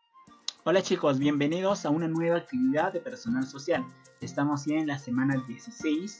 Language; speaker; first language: Spanish; native; Spanish